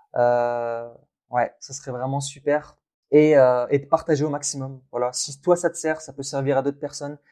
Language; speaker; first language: French; early bilingual, other home language; Arabic